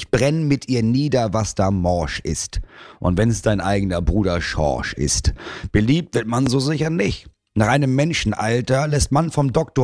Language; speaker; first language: German; native; German